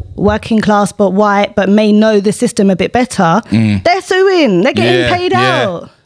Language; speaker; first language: English; native; English